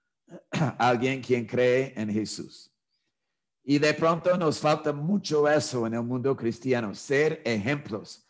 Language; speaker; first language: Spanish; non-native, fluent; English